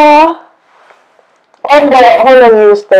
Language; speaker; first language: English; non-native, learner; Indonesian